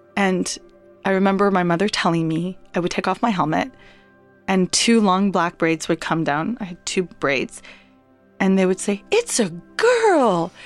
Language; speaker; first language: English; native; English